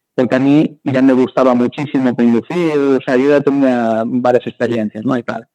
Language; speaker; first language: Spanish; native; Spanish